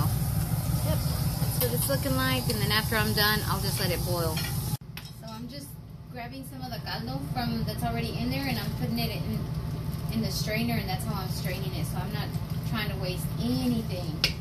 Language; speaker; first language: English; early bilingual, other home language; Spanish